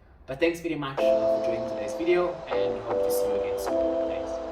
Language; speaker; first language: English; non-native, local second language; Afrikaans